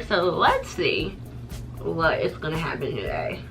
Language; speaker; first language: English; native; English